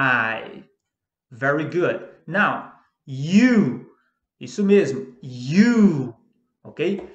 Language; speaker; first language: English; non-native, fluent; Portuguese